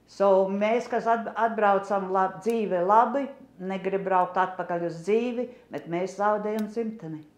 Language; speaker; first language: Latvian; early bilingual, heritage; English